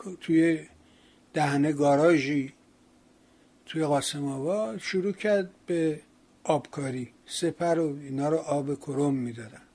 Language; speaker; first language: Persian; native; Persian